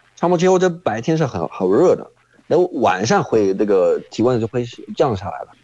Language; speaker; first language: Chinese; non-native, fluent; Arabic